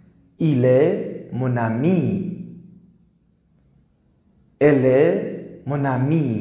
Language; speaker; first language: French; non-native, fluent; Persian